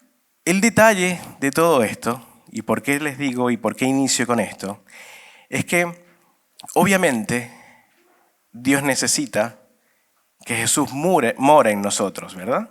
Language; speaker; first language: Spanish; native; Spanish